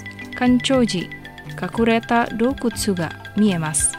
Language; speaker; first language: Japanese; non-native, fluent; Indonesian